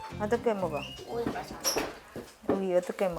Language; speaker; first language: Korean; non-native, learner; Vietnamese